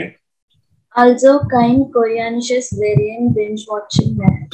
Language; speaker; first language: German; non-native, learner; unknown